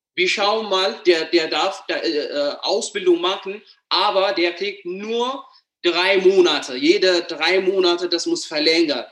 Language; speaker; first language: German; non-native, fluent; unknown